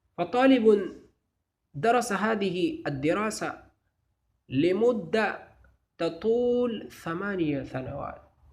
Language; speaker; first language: Arabic; non-native, fluent; Urdu